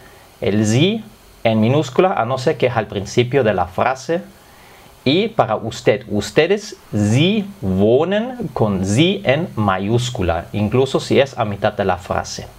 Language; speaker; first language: Spanish; non-native, fluent; German